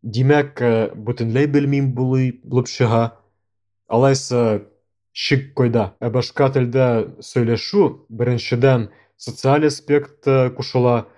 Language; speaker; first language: Tatar; non-native, local second language; Russian